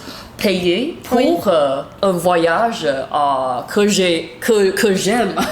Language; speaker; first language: French; non-native, learner; Chinese